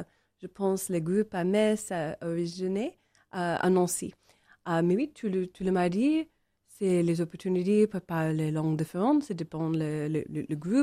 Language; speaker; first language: French; non-native, learner; English